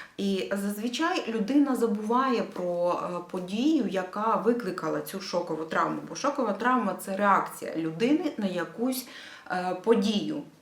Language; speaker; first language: Ukrainian; native; Ukrainian